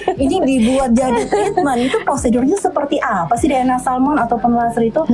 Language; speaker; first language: Indonesian; native; Indonesian